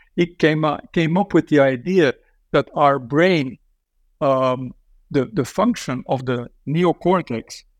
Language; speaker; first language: English; non-native, fluent; Dutch